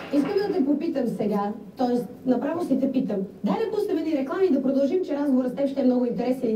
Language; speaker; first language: Bulgarian; native; Bulgarian